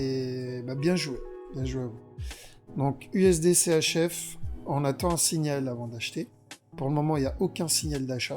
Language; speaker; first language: French; native; French